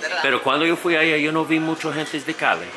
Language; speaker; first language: Spanish; non-native, learner; English